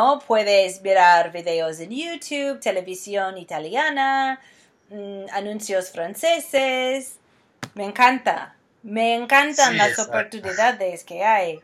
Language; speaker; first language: Spanish; non-native, fluent; English